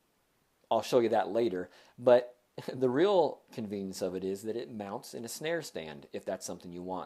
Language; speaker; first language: English; native; English